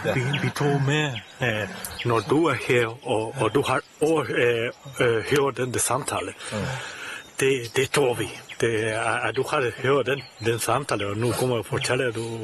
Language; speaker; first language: Danish; non-native, fluent; Spanish